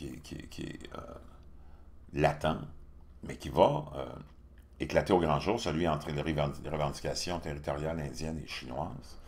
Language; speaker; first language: French; native; French